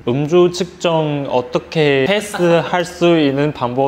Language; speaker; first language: Korean; non-native, fluent; Chinese